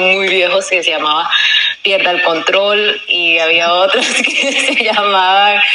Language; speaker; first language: Spanish; early bilingual, heritage; Spanish